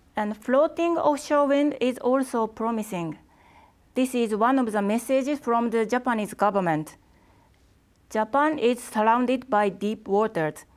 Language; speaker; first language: English; non-native, fluent; Japanese